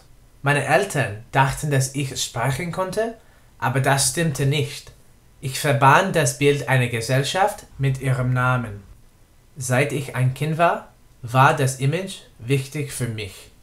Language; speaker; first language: German; non-native, learner; English